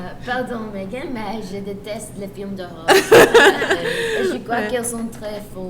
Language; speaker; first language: French; non-native, learner; Spanish